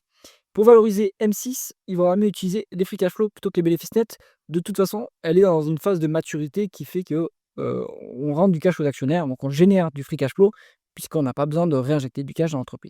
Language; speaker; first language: French; native; French